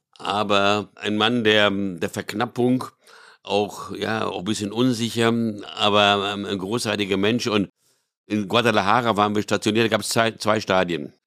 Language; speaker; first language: German; early bilingual, other home language; Hungarian